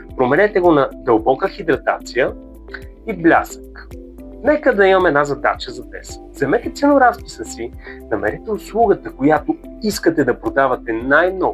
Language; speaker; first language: Bulgarian; native; Bulgarian